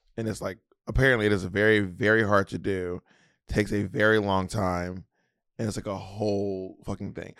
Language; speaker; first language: English; native; English